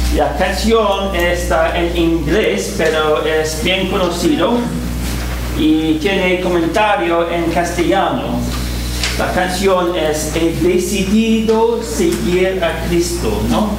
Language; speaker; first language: Spanish; non-native, fluent; English